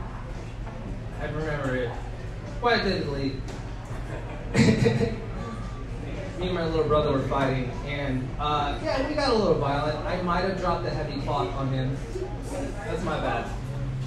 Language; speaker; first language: English; native; English